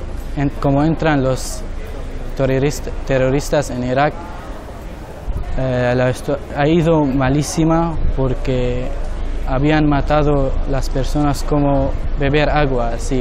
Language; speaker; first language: Spanish; non-native, learner; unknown